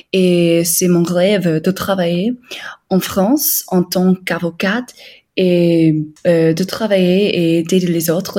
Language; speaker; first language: French; non-native, fluent; English